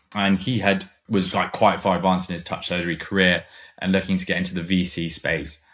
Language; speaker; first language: English; non-native, fluent; German